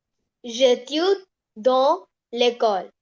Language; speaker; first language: French; non-native, learner; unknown